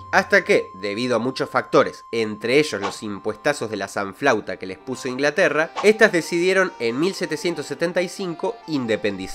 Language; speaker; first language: Spanish; native; Spanish